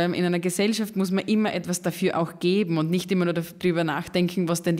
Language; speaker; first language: German; native; German